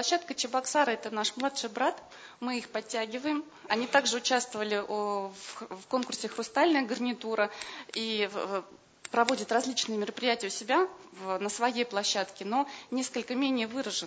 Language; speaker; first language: Russian; native; Russian